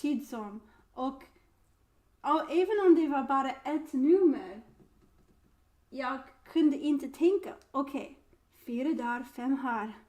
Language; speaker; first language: Swedish; non-native, learner; English